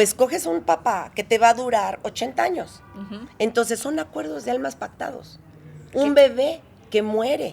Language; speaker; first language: Spanish; native; Spanish